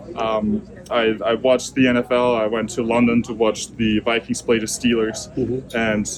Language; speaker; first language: English; non-native, fluent; German